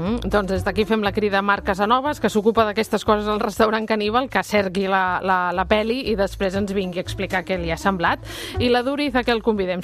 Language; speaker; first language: Catalan; native; Catalan